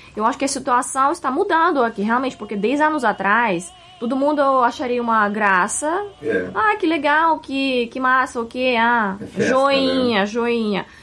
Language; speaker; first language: Portuguese; non-native, fluent; Russian